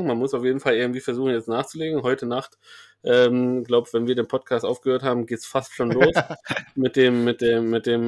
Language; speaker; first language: German; native; German